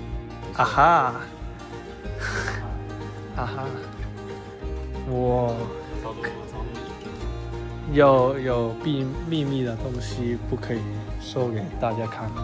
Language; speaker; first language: Chinese; non-native, fluent; Cantonese